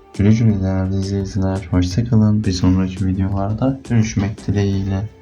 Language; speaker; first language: Turkish; native; Turkish